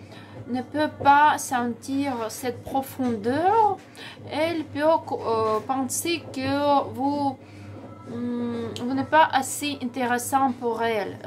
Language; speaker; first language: French; non-native, learner; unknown